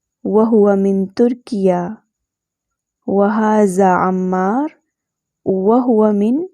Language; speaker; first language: Arabic; non-native, fluent; Urdu